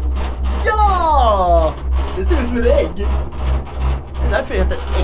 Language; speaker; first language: Swedish; native; Swedish